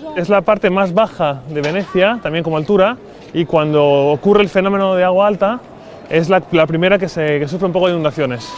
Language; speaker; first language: Spanish; native; Spanish